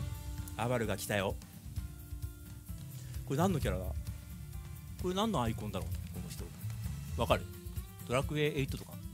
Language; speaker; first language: Japanese; native; Japanese